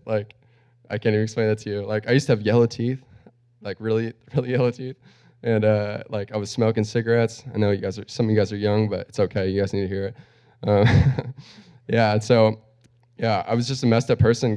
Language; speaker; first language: English; native; English